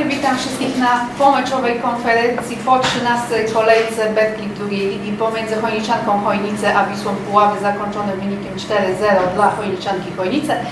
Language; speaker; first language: Polish; native; Polish